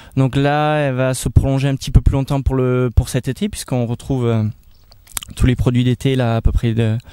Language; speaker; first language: French; native; French